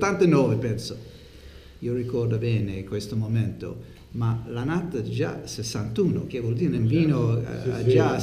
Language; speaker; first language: Italian; non-native, learner; English